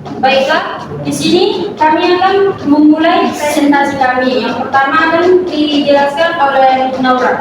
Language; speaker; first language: Indonesian; native; Indonesian